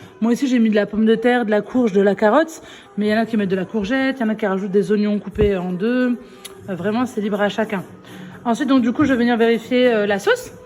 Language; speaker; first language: French; early bilingual, other home language; Arabic